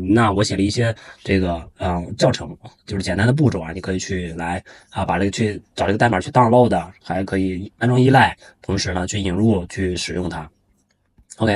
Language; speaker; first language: Chinese; native; Chinese